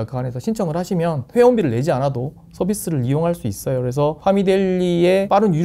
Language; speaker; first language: Korean; native; Korean